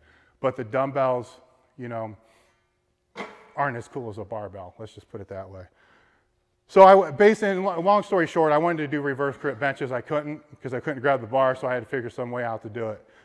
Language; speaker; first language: English; native; English